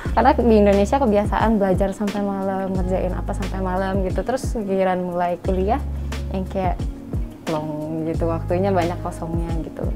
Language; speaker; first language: Indonesian; native; Indonesian